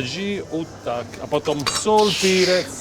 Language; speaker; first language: Russian; non-native, learner; Italian